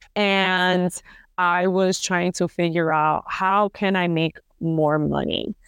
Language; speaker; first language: English; early bilingual, other home language; Spanish